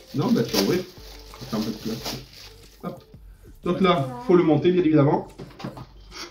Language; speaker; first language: French; native; French